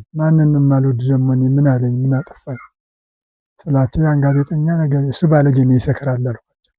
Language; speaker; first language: Amharic; native; Amharic